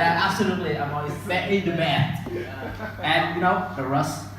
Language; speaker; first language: English; non-native, learner; Vietnamese